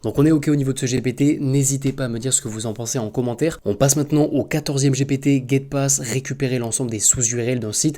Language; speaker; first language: French; native; French